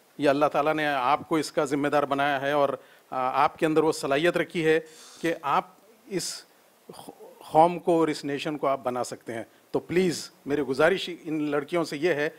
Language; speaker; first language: Urdu; native; Urdu